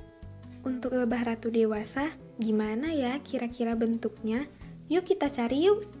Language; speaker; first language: Indonesian; native; Indonesian